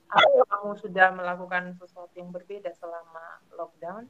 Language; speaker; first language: Indonesian; native; Indonesian